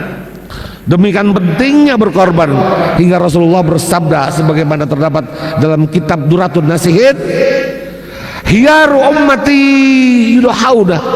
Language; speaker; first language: Indonesian; native; Indonesian